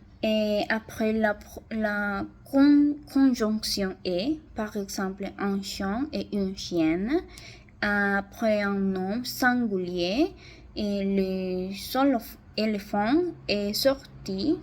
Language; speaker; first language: French; non-native, learner; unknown